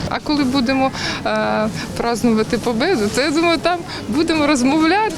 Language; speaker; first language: Ukrainian; non-native, local second language; Russian